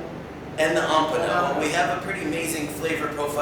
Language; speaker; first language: English; native; English